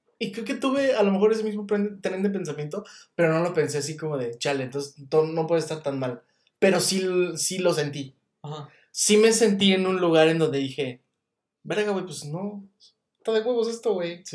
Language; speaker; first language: Spanish; native; Spanish